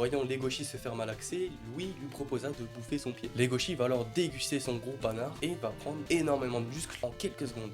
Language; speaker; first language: French; native; French